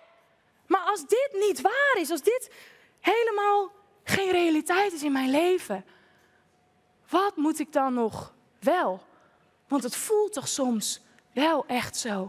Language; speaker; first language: Dutch; native; Dutch